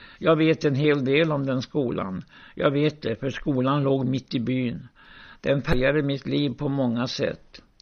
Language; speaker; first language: Swedish; native; Swedish